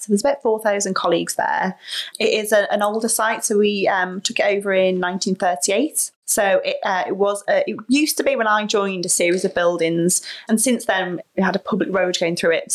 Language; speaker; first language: English; native; English